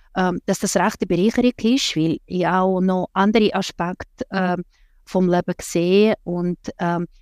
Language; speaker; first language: German; non-native, fluent; Russian